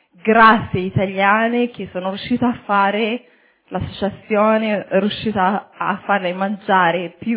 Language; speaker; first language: Italian; early bilingual, other home language; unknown